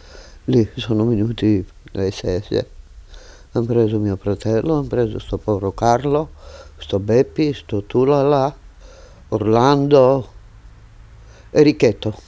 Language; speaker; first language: Italian; non-native, local second language; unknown